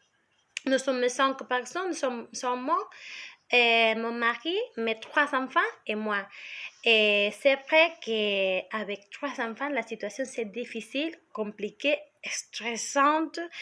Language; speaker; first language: French; non-native, learner; Spanish